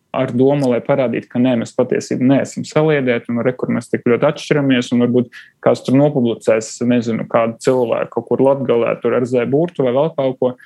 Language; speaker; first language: Latvian; non-native, local second language; Russian